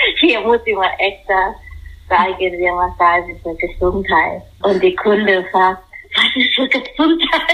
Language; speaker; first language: German; non-native, learner; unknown